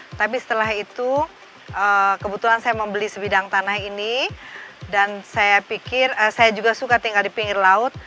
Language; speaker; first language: Indonesian; native; Indonesian